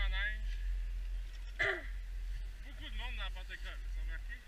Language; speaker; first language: French; native; French